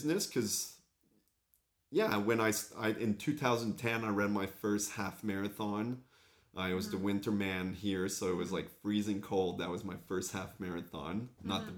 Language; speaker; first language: English; non-native, fluent; French